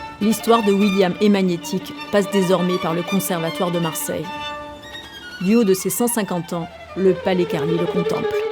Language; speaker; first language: French; native; French